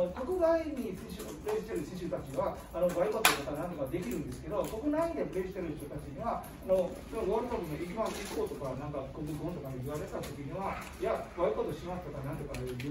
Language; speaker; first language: Japanese; non-native, fluent; Burmese